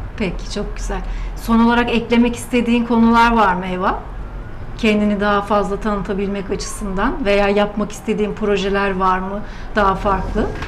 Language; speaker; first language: Turkish; native; Turkish